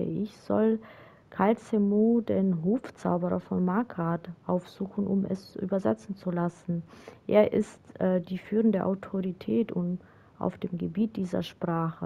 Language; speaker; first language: German; native; German